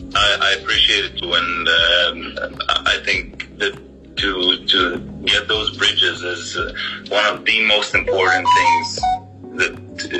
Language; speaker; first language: English; non-native, fluent; Hebrew